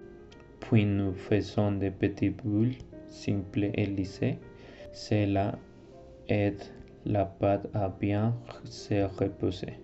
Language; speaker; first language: French; non-native, learner; Spanish